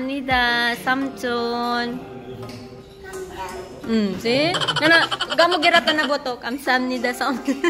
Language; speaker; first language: Korean; non-native, learner; Filipino